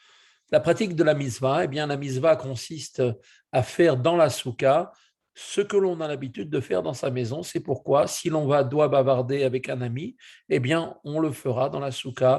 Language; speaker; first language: French; native; French